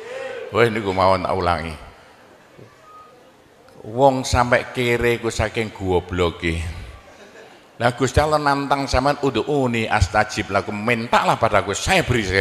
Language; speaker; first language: Indonesian; non-native, local second language; Javanese